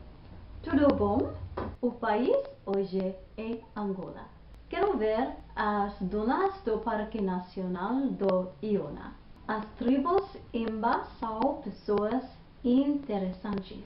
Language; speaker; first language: Portuguese; non-native, learner; English